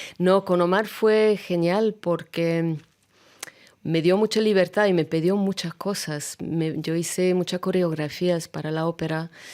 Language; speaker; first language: Spanish; non-native, fluent; Russian